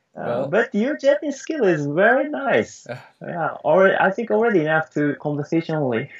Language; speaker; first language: English; non-native, learner; Japanese